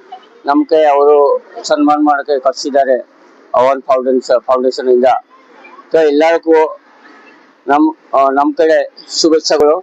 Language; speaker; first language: Kannada; non-native, local second language; Odia